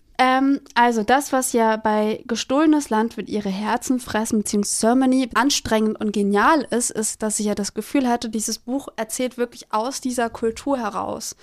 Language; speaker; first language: German; early bilingual, other home language; Greek